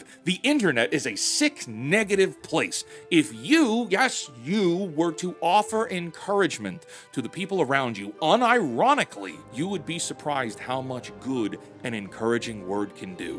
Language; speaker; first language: English; native; English